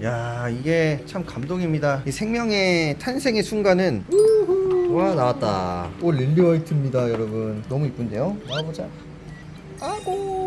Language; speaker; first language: Korean; native; Korean